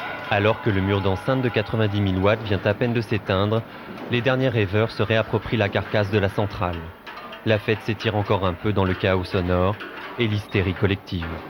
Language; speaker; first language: French; native; French